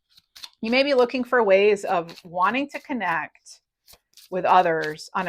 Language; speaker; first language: English; native; English